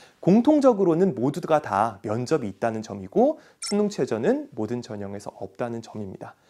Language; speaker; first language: Korean; native; Korean